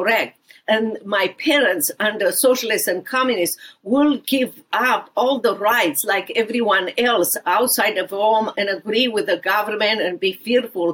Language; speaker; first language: English; non-native, fluent; Romanian